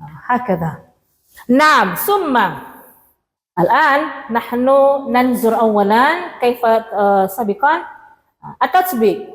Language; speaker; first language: Arabic; non-native, fluent; Indonesian